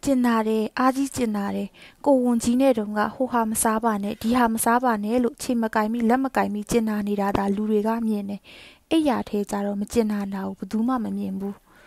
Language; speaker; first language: Burmese; native; Burmese